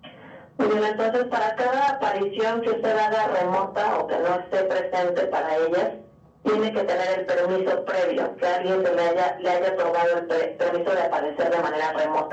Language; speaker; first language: Spanish; native; Spanish